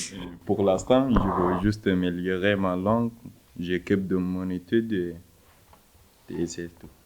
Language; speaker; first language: French; non-native, learner; Arabic